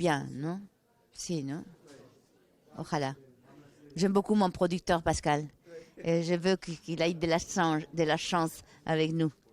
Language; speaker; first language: French; non-native, fluent; Spanish